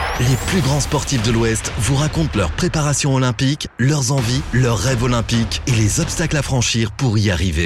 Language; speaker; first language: French; native; French